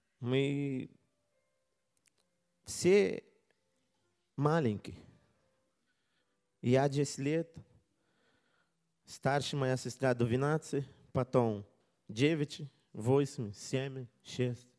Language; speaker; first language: Russian; non-native, learner; Portuguese